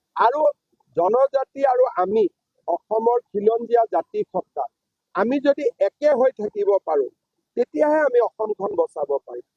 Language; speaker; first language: Assamese; native; Assamese